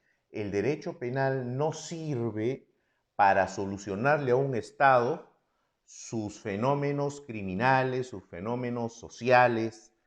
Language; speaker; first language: Spanish; native; Spanish